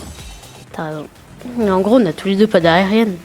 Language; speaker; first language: French; native; French